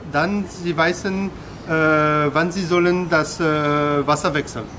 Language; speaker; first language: German; non-native, learner; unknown